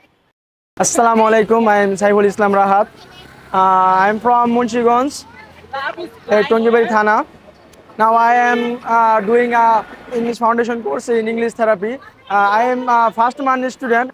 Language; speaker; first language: English; non-native, learner; Bangla